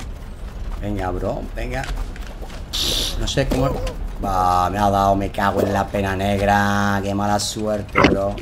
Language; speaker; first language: Spanish; native; Spanish